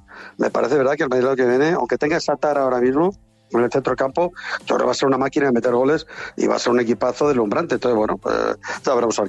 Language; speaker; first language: Spanish; native; Spanish